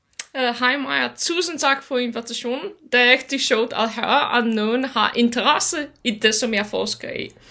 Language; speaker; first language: Danish; non-native, fluent; Polish